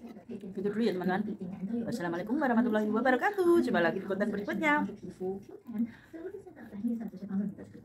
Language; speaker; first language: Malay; non-native, local second language; Javanese